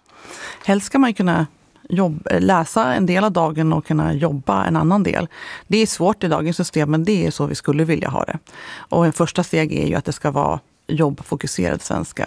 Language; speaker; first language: Swedish; native; Swedish